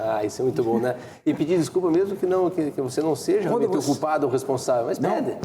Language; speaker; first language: Portuguese; native; Portuguese